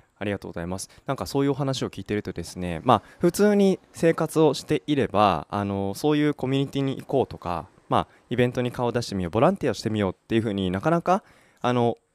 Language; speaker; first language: Japanese; native; Japanese